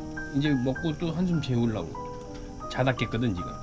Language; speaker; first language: Korean; native; Korean